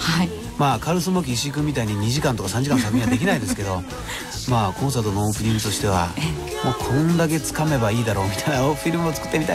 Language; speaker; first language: Japanese; native; Japanese